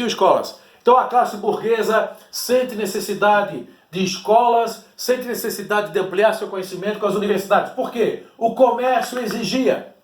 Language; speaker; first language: Portuguese; native; Portuguese